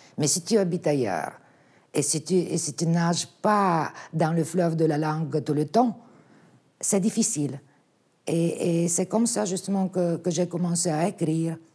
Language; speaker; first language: French; non-native, fluent; Bulgarian